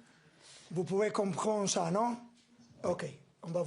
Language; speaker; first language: French; non-native, fluent; Spanish